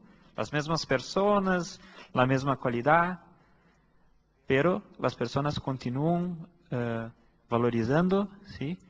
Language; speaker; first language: Spanish; non-native, fluent; Portuguese